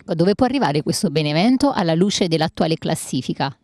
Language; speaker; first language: Italian; native; Italian